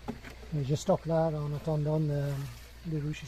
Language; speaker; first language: French; non-native, fluent; English